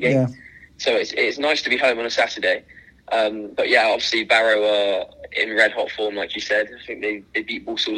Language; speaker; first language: English; native; English